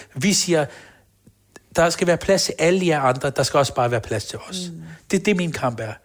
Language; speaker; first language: Danish; early bilingual, other home language; Urdu